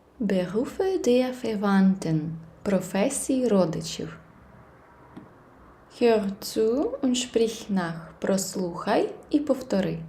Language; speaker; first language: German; non-native, fluent; Ukrainian